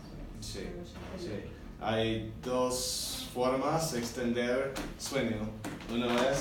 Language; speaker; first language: Spanish; non-native, learner; English